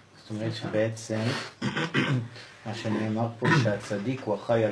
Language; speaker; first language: Hebrew; native; Hebrew